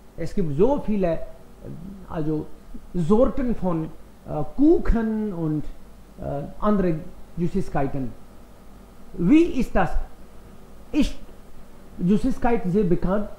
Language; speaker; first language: German; non-native, fluent; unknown